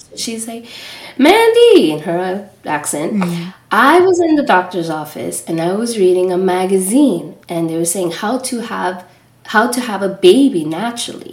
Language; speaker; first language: English; native; English